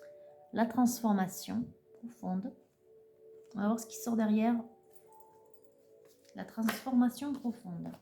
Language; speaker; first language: French; native; French